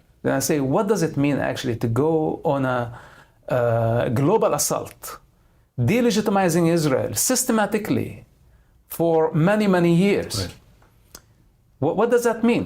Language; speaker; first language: English; non-native, fluent; Arabic